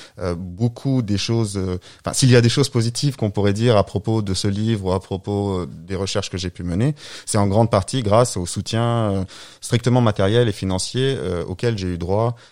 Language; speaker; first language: French; non-native, fluent; Arabic